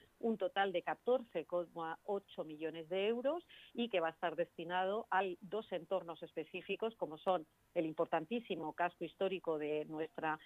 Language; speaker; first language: Spanish; native; Spanish